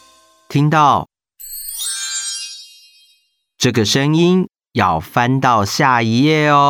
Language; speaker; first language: Chinese; native; Chinese